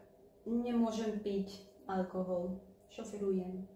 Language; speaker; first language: Slovak; non-native, learner; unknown